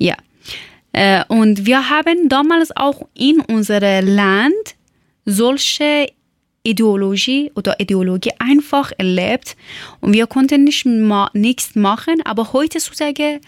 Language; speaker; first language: German; non-native, learner; Persian